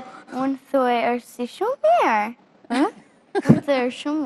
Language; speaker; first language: Albanian; early bilingual, heritage; Albanian